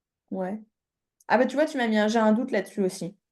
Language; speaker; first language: French; native; French